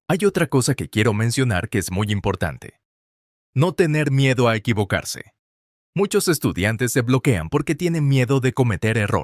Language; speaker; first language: Spanish; non-native, fluent; English